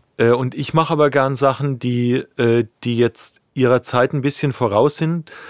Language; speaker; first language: German; native; German